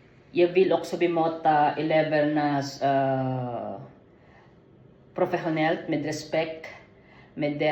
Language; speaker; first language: Swedish; non-native, learner; Filipino